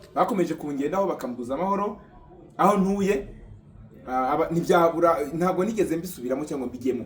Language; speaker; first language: Kinyarwanda; early bilingual, heritage; Kinyarwanda